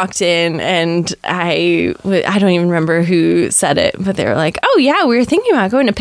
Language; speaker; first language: English; native; English